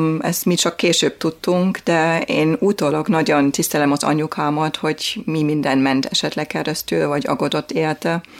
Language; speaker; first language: Hungarian; non-native, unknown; German